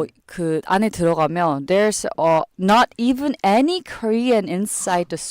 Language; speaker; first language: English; non-native, learner; Korean